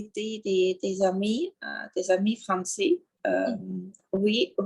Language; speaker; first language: French; non-native, learner; Russian